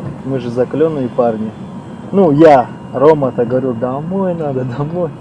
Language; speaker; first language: Russian; native; Russian